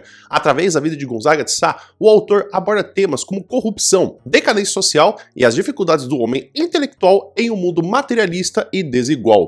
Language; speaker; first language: Portuguese; native; Portuguese